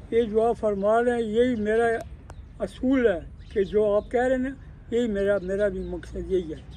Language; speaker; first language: Urdu; non-native, local second language; Northern Hindko